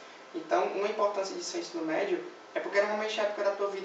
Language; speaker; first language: Portuguese; native; Portuguese